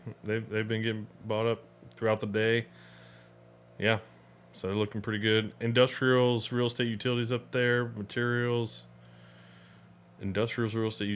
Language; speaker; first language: English; native; English